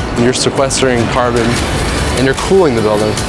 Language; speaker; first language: English; native; English